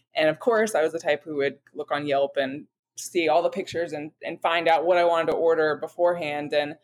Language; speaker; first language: English; native; English